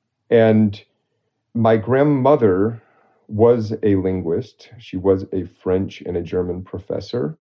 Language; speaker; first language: English; native; English